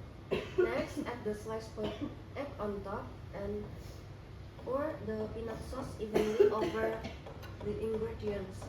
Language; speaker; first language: English; non-native, learner; Indonesian